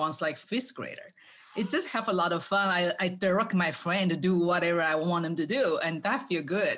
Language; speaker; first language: English; non-native, fluent; Chinese